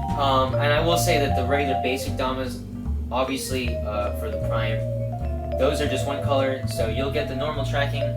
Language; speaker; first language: English; native; English